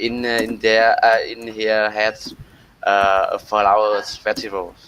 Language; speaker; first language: English; non-native, learner; Vietnamese